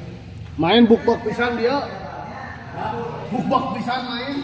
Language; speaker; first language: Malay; non-native, local second language; Sundanese